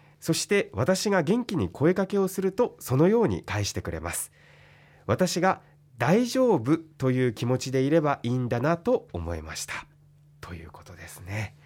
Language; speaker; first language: Japanese; native; Japanese